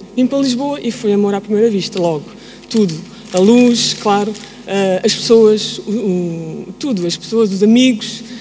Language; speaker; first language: Portuguese; early bilingual, heritage; Portuguese